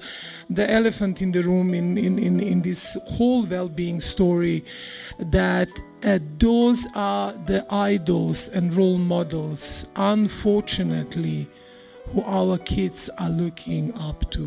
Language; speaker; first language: English; non-native, fluent; Serbian